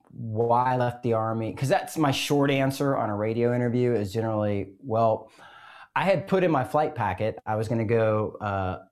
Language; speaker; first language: English; native; English